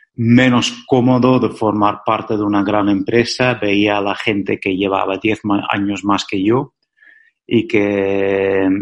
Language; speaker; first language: Spanish; non-native, fluent; Dutch